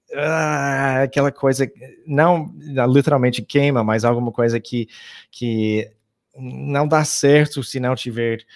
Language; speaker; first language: Portuguese; non-native, fluent; English